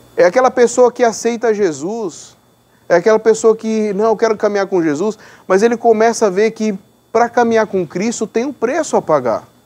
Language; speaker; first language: Portuguese; native; Portuguese